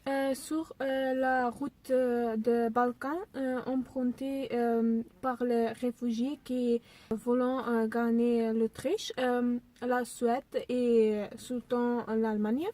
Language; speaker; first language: French; non-native, learner; Dutch